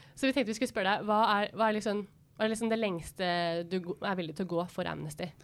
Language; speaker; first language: Norwegian; native; Norwegian